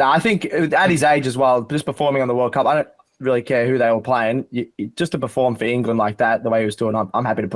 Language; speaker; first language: English; native; English